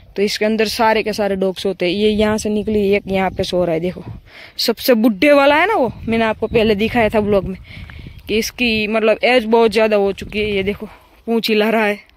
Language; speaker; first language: Hindi; non-native, local second language; Gujarati